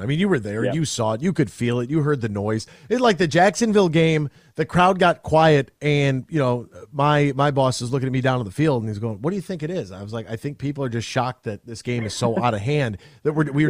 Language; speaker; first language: English; native; English